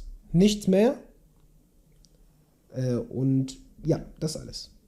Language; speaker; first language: German; non-native, learner; Kurdish